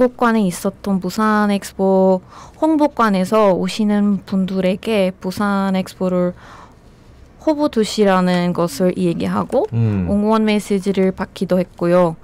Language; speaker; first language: Korean; non-native, fluent; Persian